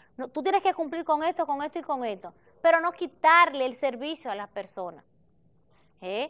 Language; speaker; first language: Spanish; native; Spanish